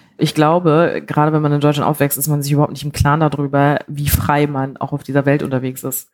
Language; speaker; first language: German; early bilingual, other home language; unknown